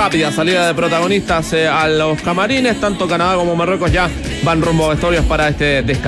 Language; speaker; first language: Spanish; native; Spanish